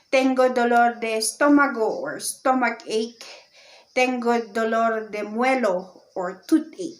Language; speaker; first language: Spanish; non-native, learner; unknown